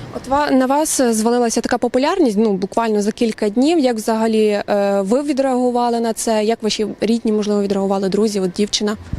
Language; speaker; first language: Ukrainian; native; Ukrainian